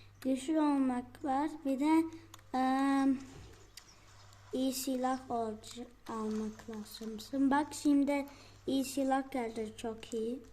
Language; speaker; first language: Turkish; early bilingual, heritage; Turkish